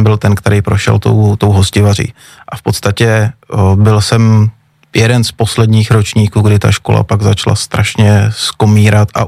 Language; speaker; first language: Czech; native; Czech